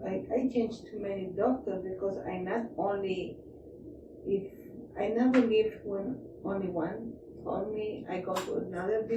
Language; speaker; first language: English; non-native, learner; Spanish